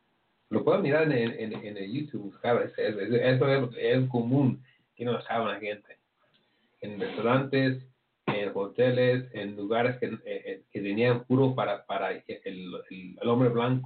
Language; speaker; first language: Spanish; early bilingual, heritage; Spanish